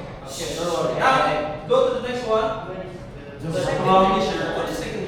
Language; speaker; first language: English; non-native, learner; Indonesian